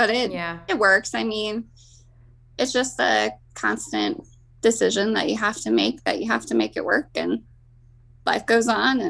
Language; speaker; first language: English; native; English